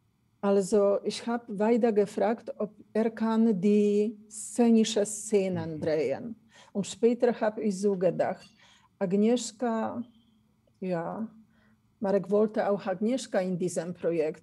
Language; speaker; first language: German; non-native, fluent; Polish